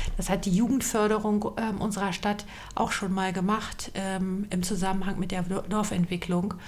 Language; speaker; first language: German; native; German